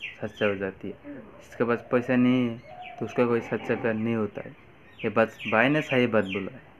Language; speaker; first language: Hindi; non-native, local second language; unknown